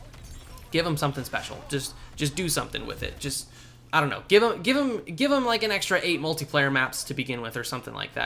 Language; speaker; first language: English; native; English